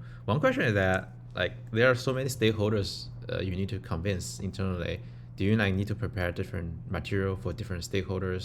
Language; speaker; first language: English; non-native, fluent; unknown